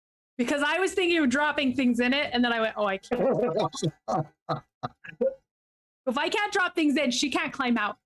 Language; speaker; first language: English; native; English